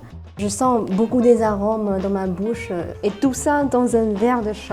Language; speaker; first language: French; non-native, learner; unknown